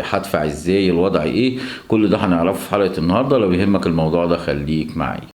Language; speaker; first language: Arabic; native; Arabic